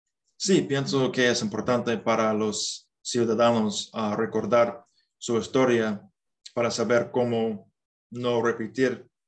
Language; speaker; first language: Spanish; non-native, fluent; English